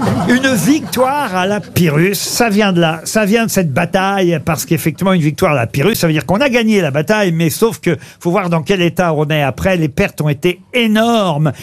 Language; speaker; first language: French; native; French